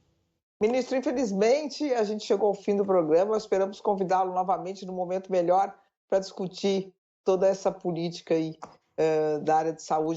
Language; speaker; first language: Portuguese; native; Portuguese